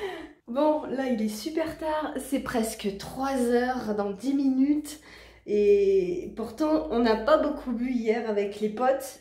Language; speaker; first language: French; native; French